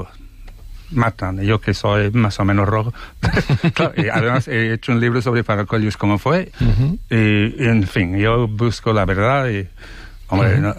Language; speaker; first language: Spanish; non-native, fluent; English